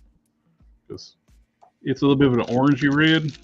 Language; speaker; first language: English; native; English